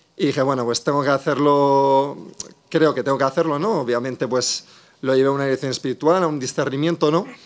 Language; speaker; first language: Spanish; native; Spanish